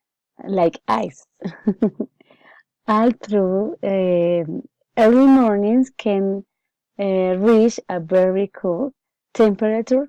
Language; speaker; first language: English; non-native, learner; Spanish